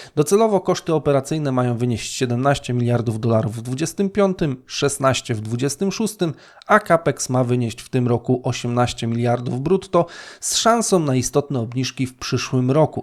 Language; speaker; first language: Polish; native; Polish